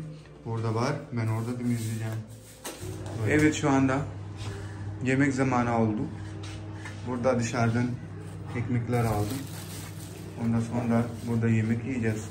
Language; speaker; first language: Turkish; non-native, learner; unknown